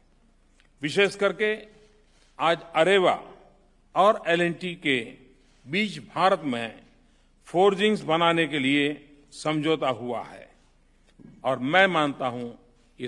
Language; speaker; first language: Hindi; non-native, local second language; Gujarati